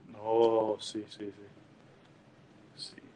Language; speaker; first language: Spanish; non-native, learner; English